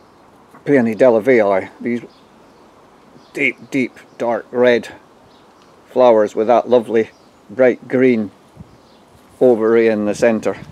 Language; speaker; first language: English; native; English